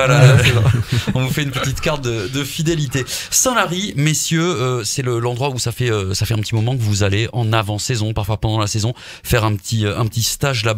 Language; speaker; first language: French; native; French